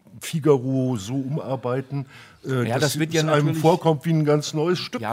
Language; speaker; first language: German; native; German